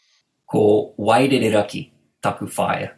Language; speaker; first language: Māori; non-native, learner; English